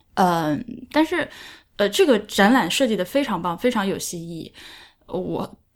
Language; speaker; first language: Chinese; native; Chinese